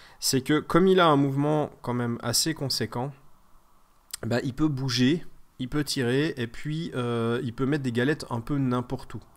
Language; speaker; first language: French; native; French